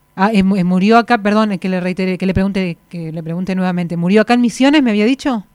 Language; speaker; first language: Spanish; native; Spanish